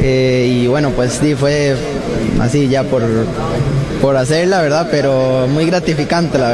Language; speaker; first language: Spanish; native; Spanish